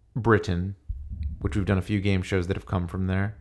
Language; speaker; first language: English; native; English